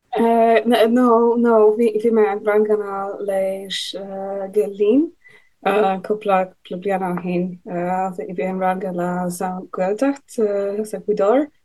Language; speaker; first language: Irish; non-native, learner; Polish